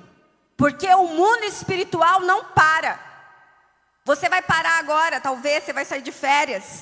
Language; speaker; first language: Portuguese; native; Portuguese